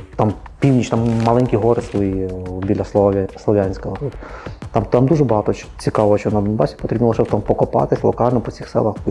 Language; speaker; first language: Ukrainian; native; Ukrainian